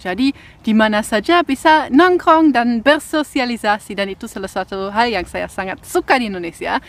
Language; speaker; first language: Indonesian; non-native, fluent; German